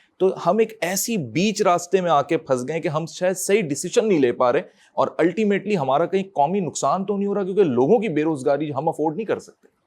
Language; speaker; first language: Urdu; native; Urdu